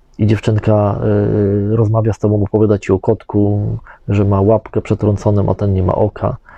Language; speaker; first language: Polish; native; Polish